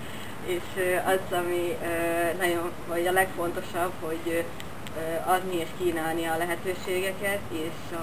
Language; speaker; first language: Hungarian; non-native, fluent; Finnish